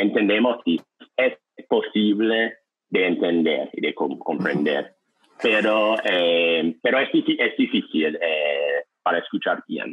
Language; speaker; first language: Spanish; non-native, learner; English